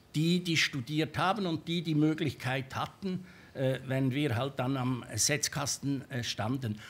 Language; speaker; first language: German; native; German